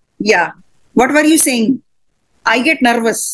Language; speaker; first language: English; non-native, local second language; Hindi